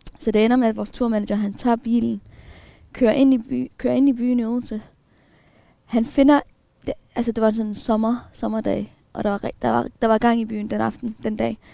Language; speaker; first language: Danish; early bilingual, other home language; Arabic